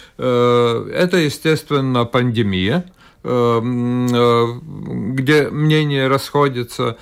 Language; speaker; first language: Russian; non-native, local second language; Latvian